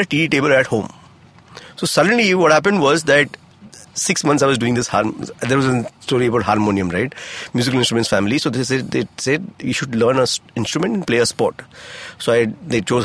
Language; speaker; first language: English; non-native, local second language; Hindi